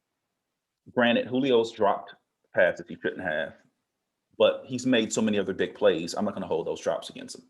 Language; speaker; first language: English; native; English